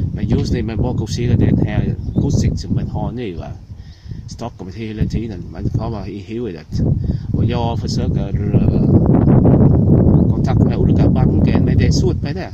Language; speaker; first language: Swedish; non-native, learner; Vietnamese